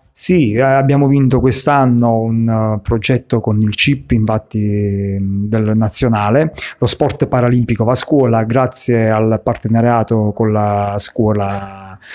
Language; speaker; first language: Italian; native; Italian